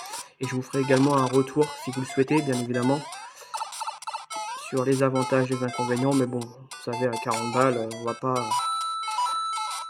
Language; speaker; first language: French; native; French